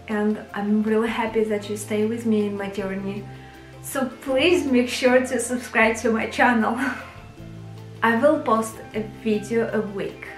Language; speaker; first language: English; non-native, fluent; Russian